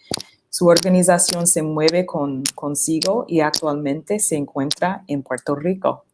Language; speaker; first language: Spanish; non-native, fluent; English